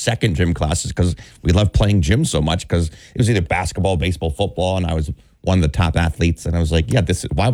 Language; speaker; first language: English; native; English